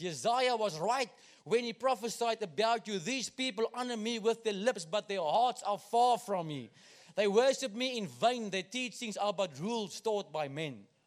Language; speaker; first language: English; non-native, local second language; Afrikaans